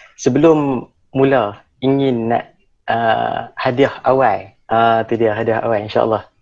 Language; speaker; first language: Malay; native; Malay